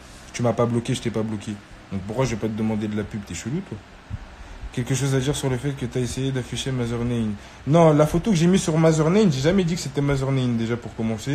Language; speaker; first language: French; native; French